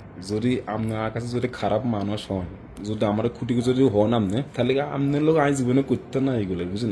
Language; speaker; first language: Bangla; non-native, fluent; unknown